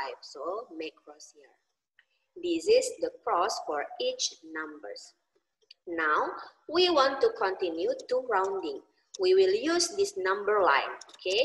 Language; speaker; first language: English; non-native, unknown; Indonesian